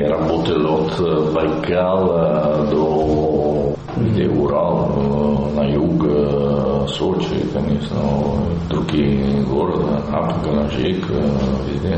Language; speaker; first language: Russian; non-native, learner; Italian